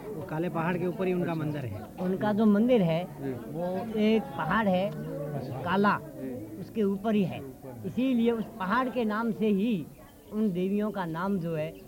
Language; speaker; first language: Hindi; non-native, local second language; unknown